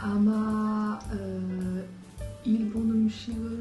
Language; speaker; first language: Korean; non-native, learner; French